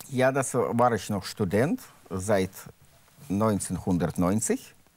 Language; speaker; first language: German; non-native, learner; Russian